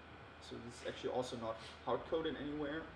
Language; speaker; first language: English; non-native, fluent; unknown